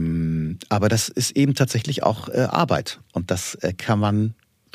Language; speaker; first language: German; native; German